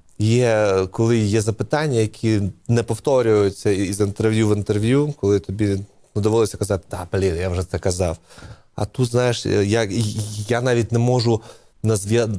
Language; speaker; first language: Ukrainian; non-native, local second language; Russian